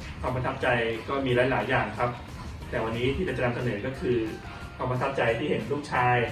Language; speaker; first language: Thai; native; Thai